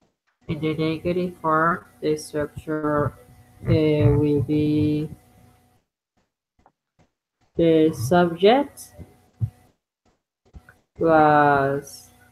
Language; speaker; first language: English; non-native, learner; Spanish